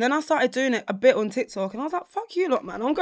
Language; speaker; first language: English; native; English